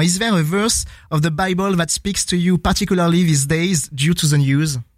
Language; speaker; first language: English; non-native, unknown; French